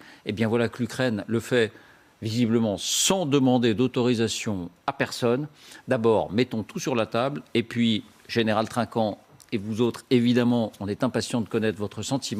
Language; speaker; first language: French; native; French